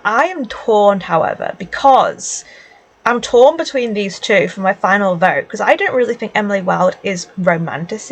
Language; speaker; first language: English; native; English